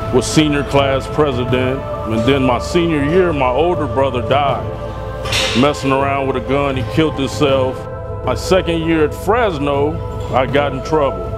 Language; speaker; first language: English; native; English